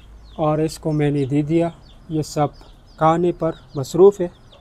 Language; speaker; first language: Hindi; non-native, fluent; Pashto